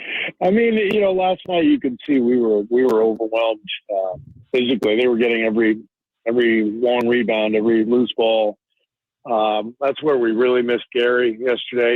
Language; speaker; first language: English; native; English